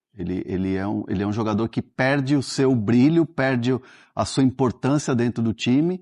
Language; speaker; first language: Portuguese; native; Portuguese